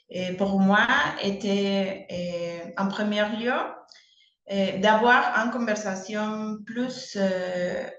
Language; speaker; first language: French; non-native, fluent; Spanish